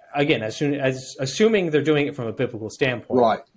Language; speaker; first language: English; native; English